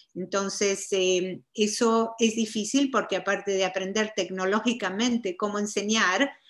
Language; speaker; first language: Spanish; native; Spanish